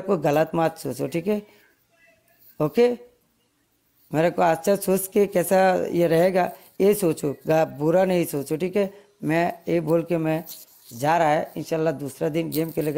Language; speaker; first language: Hindi; non-native, learner; Bangla